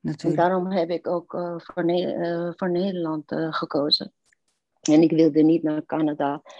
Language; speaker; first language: Dutch; non-native, fluent; Persian